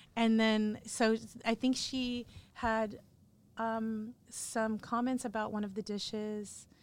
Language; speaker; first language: English; native; English